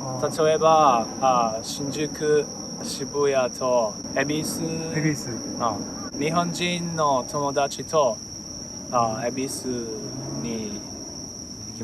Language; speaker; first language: Japanese; non-native, learner; Italian